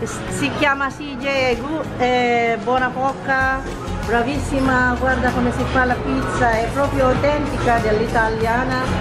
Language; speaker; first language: Italian; non-native, learner; Filipino